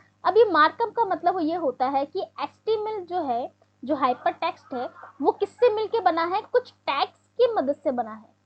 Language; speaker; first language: Hindi; native; Hindi